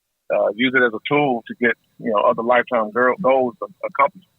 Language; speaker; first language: English; native; English